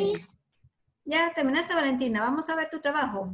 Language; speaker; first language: Spanish; native; Spanish